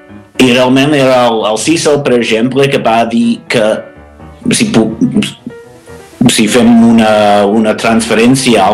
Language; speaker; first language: Catalan; non-native, fluent; English